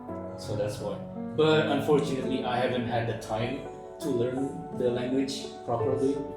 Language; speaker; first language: English; non-native, fluent; Indonesian